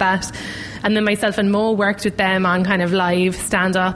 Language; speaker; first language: English; native; English